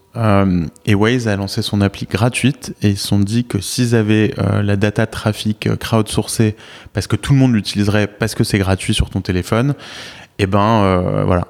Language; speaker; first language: French; native; French